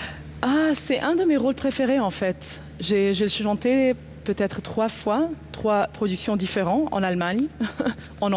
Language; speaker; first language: French; non-native, fluent; Arabic